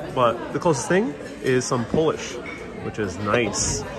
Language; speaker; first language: English; native; English